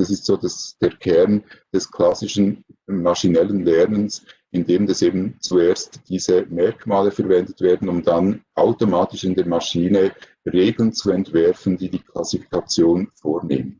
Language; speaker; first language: German; native; German